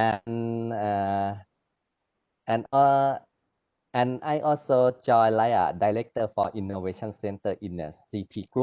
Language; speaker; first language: English; non-native, learner; Thai